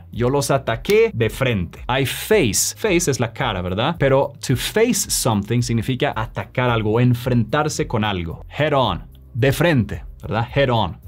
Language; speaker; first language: Spanish; non-native, fluent; Swedish